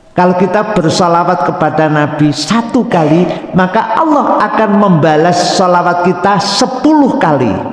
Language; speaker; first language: Indonesian; native; Indonesian